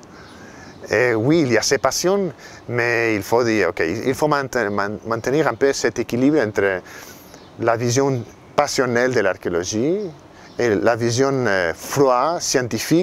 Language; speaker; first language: French; non-native, fluent; Catalan